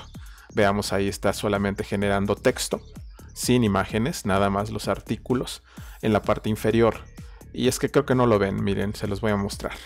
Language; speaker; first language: Spanish; native; Spanish